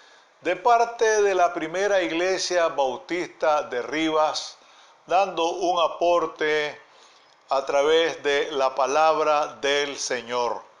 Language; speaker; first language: Spanish; native; Spanish